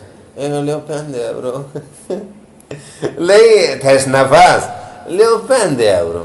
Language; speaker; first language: Greek; non-native, learner; Punjabi